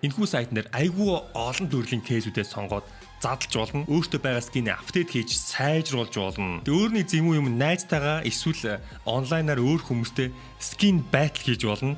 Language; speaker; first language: Mongolian; native; Mongolian